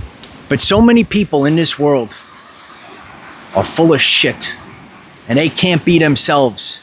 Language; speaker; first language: English; native; English